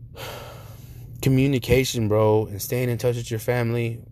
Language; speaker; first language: English; native; English